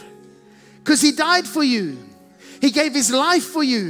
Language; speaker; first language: English; native; English